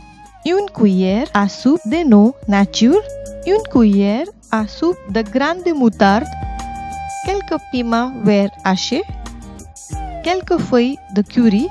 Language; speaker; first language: French; non-native, fluent; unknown